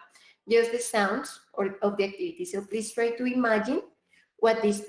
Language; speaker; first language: English; non-native, fluent; Spanish